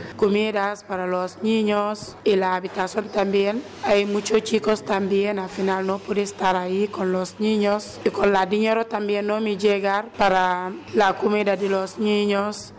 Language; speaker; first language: Spanish; non-native, learner; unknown